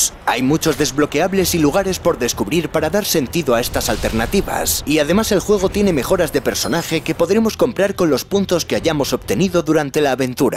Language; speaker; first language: Spanish; native; Spanish